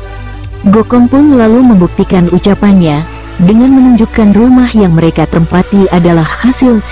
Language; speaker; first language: Indonesian; native; Indonesian